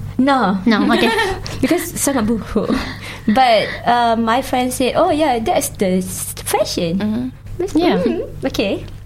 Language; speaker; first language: English; non-native, local second language; Malay